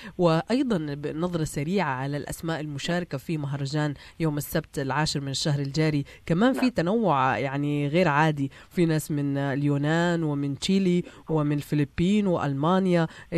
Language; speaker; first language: Arabic; native; Arabic